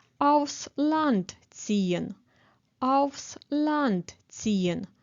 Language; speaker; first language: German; non-native, fluent; Ukrainian